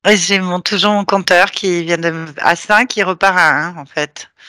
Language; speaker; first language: French; native; French